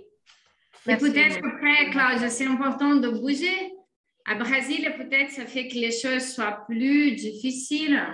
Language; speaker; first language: French; non-native, fluent; Portuguese